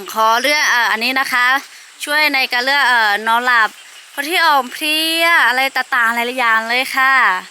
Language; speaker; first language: Thai; non-native, local second language; Lahu